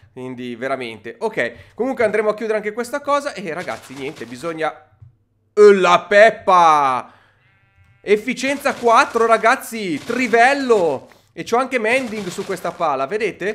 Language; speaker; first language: Italian; native; Italian